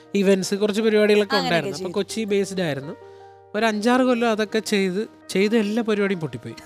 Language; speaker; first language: Malayalam; native; Malayalam